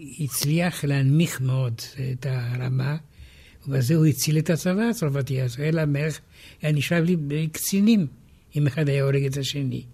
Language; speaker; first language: Hebrew; non-native, fluent; Romanian